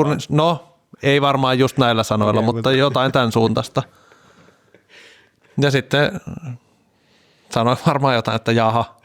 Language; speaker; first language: Finnish; native; Finnish